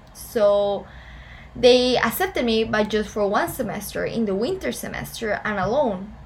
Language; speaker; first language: English; non-native, fluent; Spanish